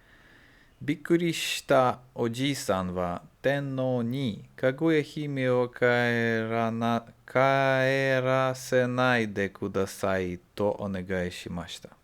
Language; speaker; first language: Japanese; non-native, learner; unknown